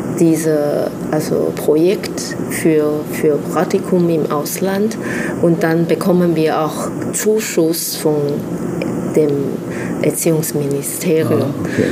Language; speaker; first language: German; non-native, fluent; Chinese